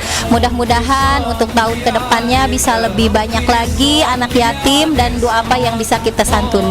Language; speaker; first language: Indonesian; native; Indonesian